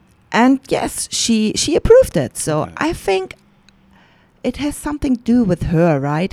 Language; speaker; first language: English; non-native, fluent; German